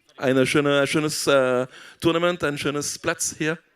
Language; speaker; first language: German; non-native, learner; French